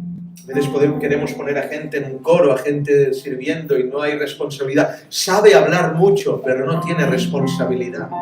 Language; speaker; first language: Spanish; native; Spanish